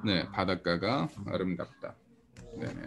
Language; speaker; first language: Korean; early bilingual, heritage; Korean